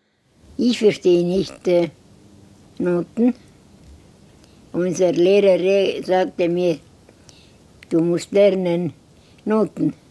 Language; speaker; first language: German; non-native, learner; Estonian